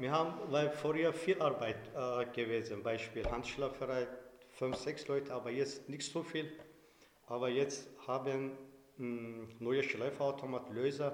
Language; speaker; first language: German; non-native, learner; Turkish